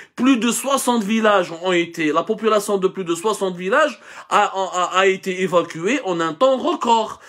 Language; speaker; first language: French; non-native, local second language; Arabic